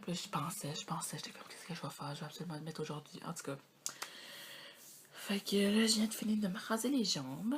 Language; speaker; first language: French; native; French